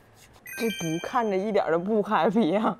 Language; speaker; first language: Chinese; native; Chinese